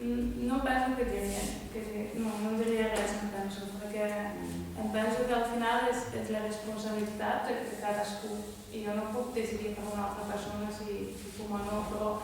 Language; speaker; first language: Catalan; non-native, fluent; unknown